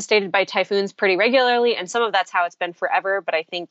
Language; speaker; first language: English; native; English